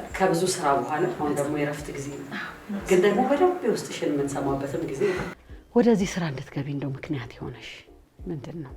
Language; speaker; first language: Amharic; native; Amharic